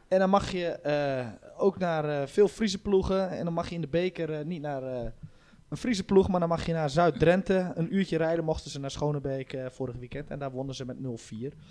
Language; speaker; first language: Dutch; native; Dutch